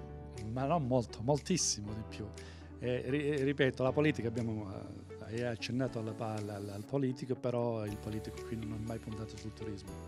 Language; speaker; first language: Italian; native; Italian